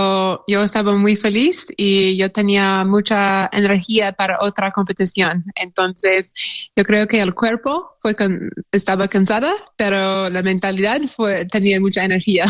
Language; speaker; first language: Spanish; non-native, learner; English